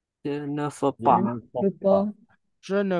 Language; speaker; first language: French; non-native, learner; Indonesian